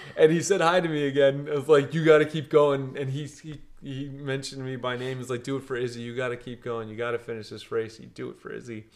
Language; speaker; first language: English; early bilingual, other home language; Portuguese